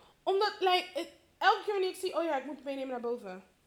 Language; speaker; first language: Dutch; early bilingual, heritage; Dutch